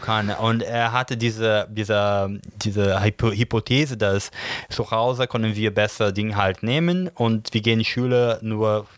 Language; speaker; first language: German; non-native, learner; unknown